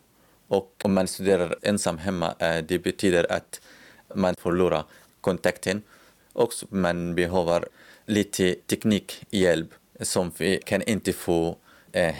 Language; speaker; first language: Swedish; non-native, learner; Arabic